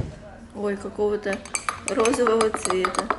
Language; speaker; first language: Russian; native; Russian